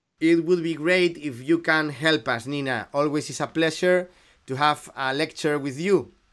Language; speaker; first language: English; non-native, fluent; Galician